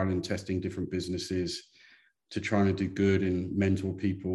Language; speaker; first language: English; native; English